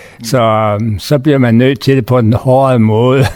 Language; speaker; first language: Danish; native; Danish